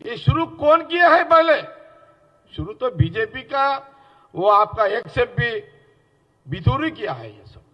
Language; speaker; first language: Hindi; non-native, local second language; Telugu